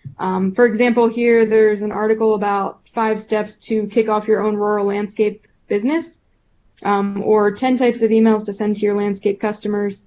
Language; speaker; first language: English; native; English